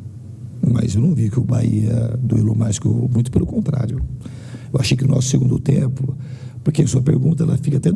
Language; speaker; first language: Portuguese; native; Portuguese